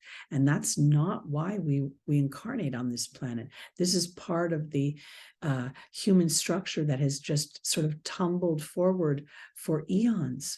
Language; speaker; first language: English; native; English